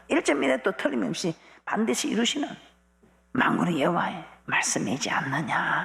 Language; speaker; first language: Korean; native; Korean